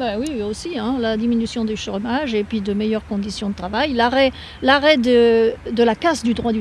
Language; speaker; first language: French; native; French